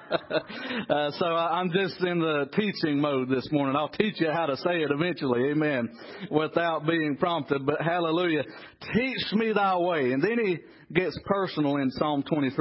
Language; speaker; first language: English; native; English